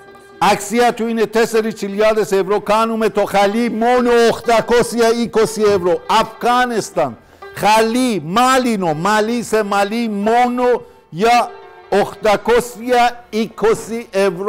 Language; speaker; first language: Greek; non-native, learner; Persian